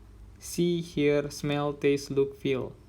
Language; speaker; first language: English; non-native, fluent; Indonesian